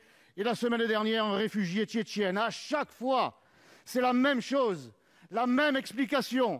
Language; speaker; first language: French; native; French